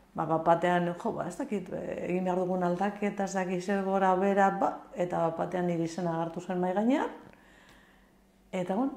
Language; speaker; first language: Basque; non-native, local second language; Spanish